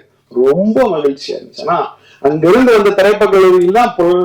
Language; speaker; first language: Tamil; native; Tamil